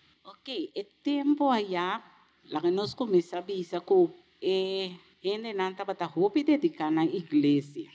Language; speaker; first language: Portuguese; non-native, learner; Papiamento